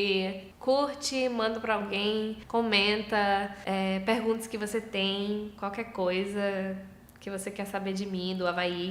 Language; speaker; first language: Portuguese; early bilingual, heritage; English